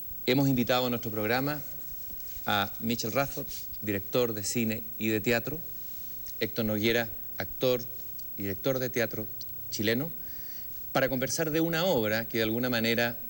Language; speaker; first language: Spanish; native; Spanish